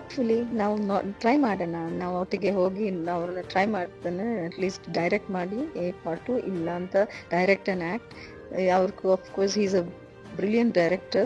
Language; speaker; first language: Kannada; non-native, learner; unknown